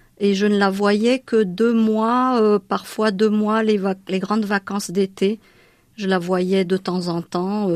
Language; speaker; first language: French; non-native, local second language; Malagasy